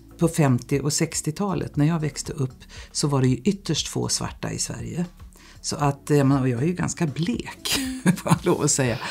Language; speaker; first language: Swedish; native; Swedish